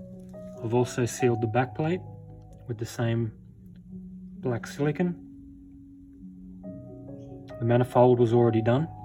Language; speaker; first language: English; native; English